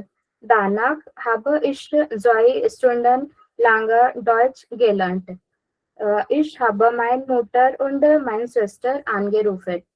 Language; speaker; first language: German; non-native, learner; Marathi